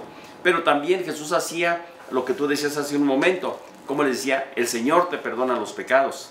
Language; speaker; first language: Spanish; native; Spanish